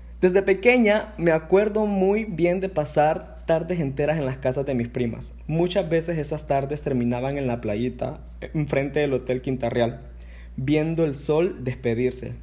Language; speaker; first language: Spanish; non-native, local second language; English